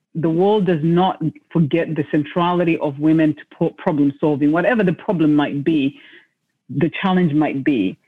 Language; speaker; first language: English; non-native, local second language; Shona